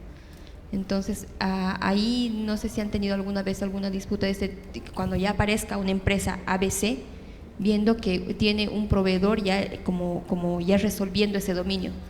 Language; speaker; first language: Spanish; native; Spanish